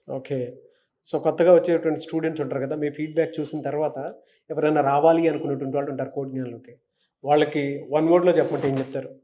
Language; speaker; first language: Telugu; native; Telugu